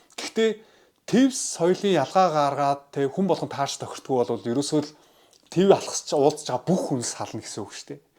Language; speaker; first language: Mongolian; early bilingual, heritage; Mongolian